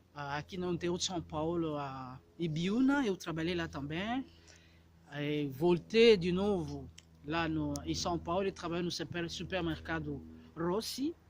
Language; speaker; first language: Portuguese; non-native, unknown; Lingala